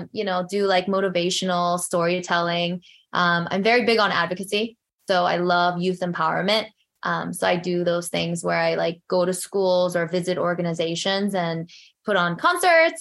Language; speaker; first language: English; early bilingual, other home language; Korean